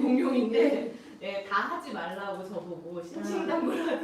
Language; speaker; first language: Korean; native; Korean